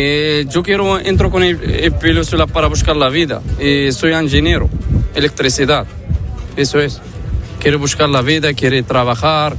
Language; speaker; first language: Spanish; non-native, learner; Arabic